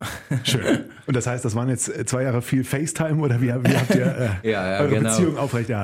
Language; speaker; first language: German; native; German